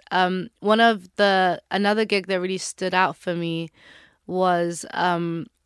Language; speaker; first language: English; non-native, local second language; Yoruba